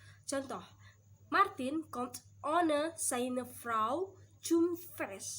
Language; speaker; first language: German; non-native, learner; Indonesian